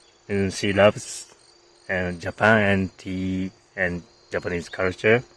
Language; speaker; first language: English; non-native, learner; Japanese